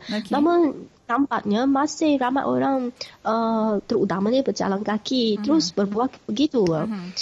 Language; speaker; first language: Malay; non-native, learner; Chinese